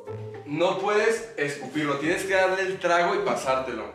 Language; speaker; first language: Spanish; native; Spanish